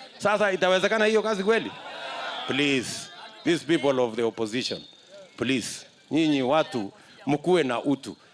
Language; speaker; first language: Swahili; non-native, local second language; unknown